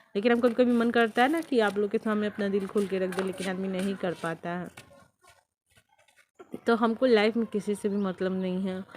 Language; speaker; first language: Hindi; native; Hindi